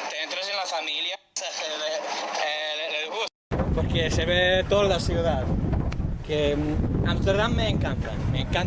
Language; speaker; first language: Spanish; non-native, fluent; English